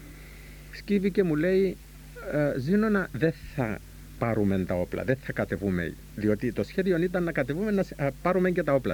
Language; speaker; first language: Greek; native; Greek